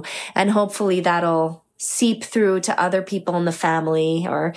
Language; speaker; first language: English; native; English